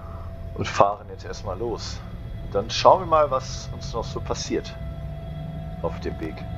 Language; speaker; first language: German; native; German